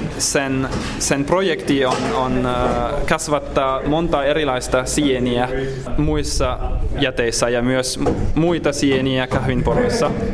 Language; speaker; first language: Finnish; non-native, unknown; French